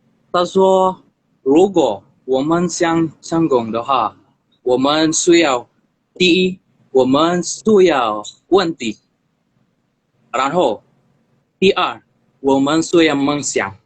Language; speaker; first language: Chinese; non-native, learner; Indonesian